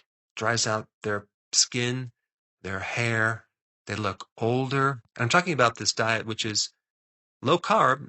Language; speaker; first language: English; native; English